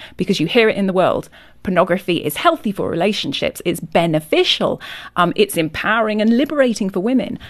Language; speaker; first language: English; native; English